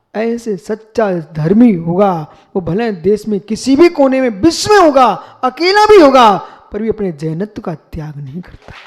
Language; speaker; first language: Hindi; native; Hindi